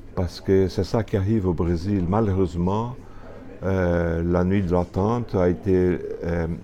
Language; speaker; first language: French; non-native, fluent; Portuguese